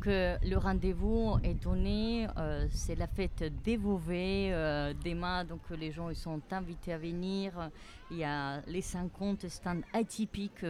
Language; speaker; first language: French; native; French